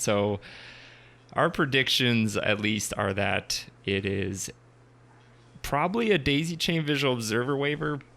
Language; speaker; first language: English; native; English